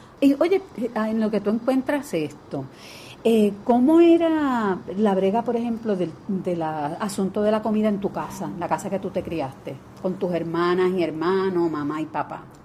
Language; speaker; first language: Spanish; native; Spanish